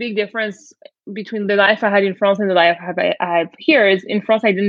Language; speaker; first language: English; non-native, fluent; French